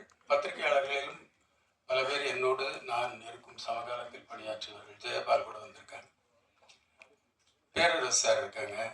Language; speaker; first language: Tamil; native; Tamil